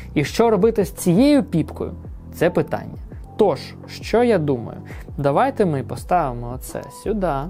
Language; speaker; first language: Ukrainian; non-native, local second language; Russian